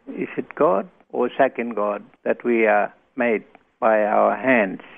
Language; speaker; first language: English; non-native, local second language; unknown